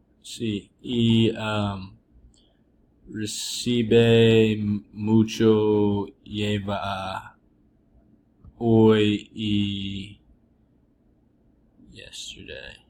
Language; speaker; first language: Spanish; non-native, learner; English